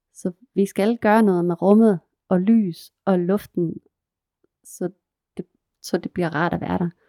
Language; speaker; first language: Danish; non-native, fluent; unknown